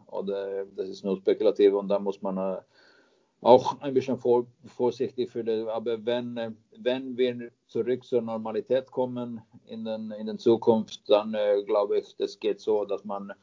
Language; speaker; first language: German; non-native, fluent; Swedish